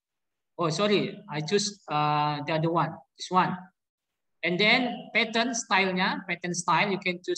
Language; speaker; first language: English; non-native, learner; Indonesian